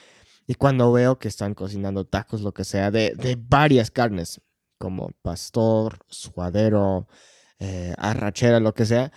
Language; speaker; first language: Spanish; non-native, fluent; English